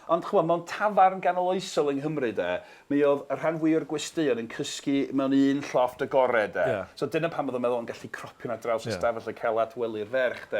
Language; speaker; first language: Welsh; non-native, fluent; English